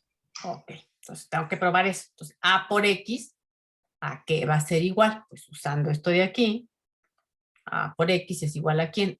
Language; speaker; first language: Spanish; native; Spanish